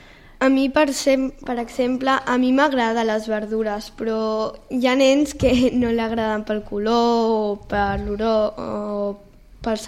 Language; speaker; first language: Catalan; non-native, local second language; Spanish